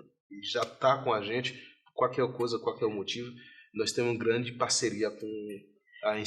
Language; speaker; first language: Portuguese; non-native, fluent; Haitian Creole